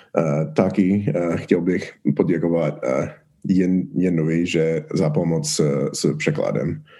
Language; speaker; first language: Czech; non-native, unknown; English